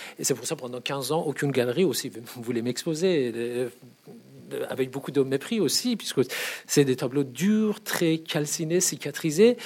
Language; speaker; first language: French; non-native, fluent; Persian